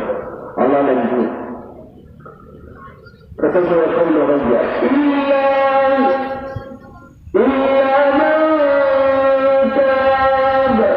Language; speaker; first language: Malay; non-native, learner; Arabic